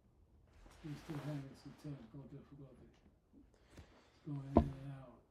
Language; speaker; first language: English; native; English